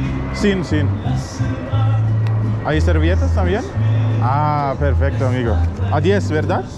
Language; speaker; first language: Spanish; non-native, learner; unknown